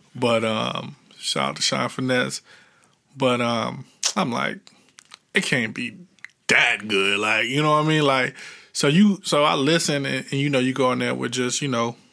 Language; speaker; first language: English; native; English